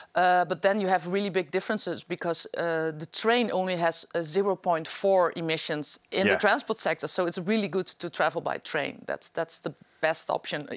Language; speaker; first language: English; non-native, fluent; Dutch